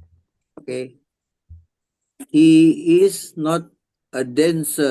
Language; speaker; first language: English; non-native, learner; Indonesian